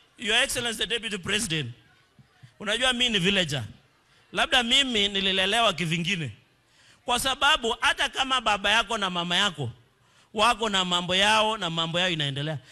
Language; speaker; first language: Swahili; non-native, local second language; Kalenjin